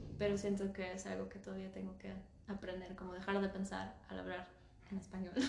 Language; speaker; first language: Spanish; early bilingual, heritage; Spanish